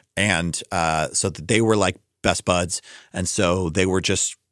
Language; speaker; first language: English; native; English